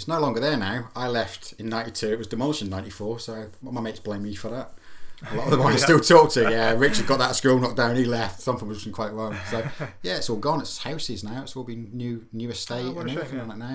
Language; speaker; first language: English; native; English